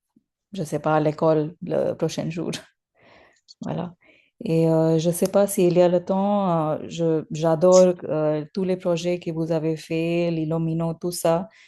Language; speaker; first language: French; non-native, learner; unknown